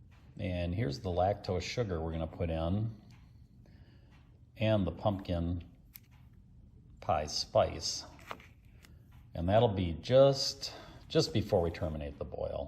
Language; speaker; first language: English; native; English